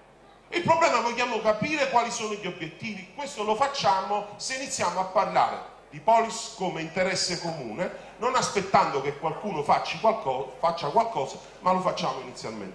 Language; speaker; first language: Italian; native; Italian